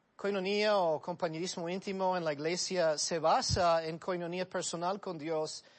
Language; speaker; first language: Spanish; non-native, fluent; English